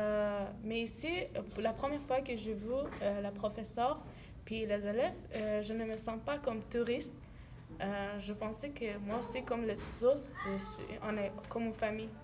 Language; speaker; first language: French; non-native, learner; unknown